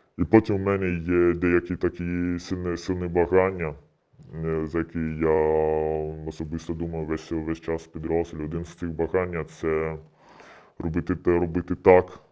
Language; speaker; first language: Ukrainian; early bilingual, heritage; Ukrainian